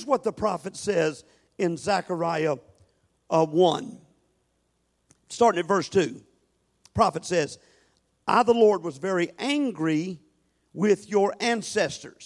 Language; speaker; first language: English; native; English